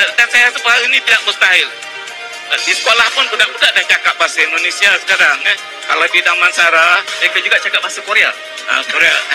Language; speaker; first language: Malay; native; Malay